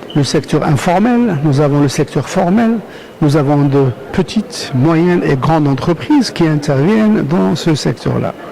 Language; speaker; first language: French; non-native, local second language; Arabic